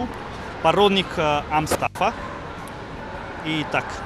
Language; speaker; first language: Russian; non-native, learner; Serbian